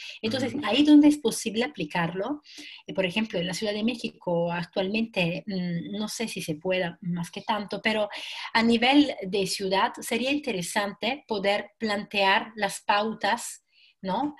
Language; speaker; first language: Spanish; non-native, fluent; Italian